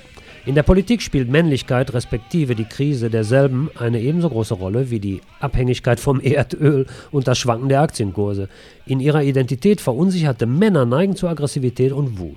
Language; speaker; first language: German; native; German